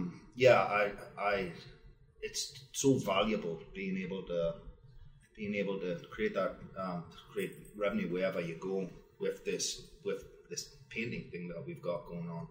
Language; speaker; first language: English; native; English